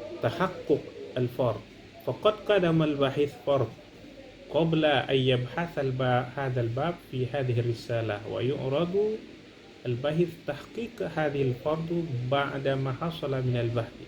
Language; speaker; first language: Arabic; non-native, fluent; Indonesian